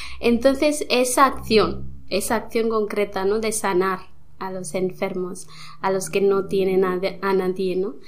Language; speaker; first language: Spanish; non-native, fluent; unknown